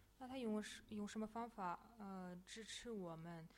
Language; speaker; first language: Chinese; non-native, fluent; Russian